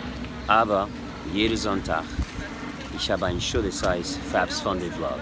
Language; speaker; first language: German; non-native, learner; French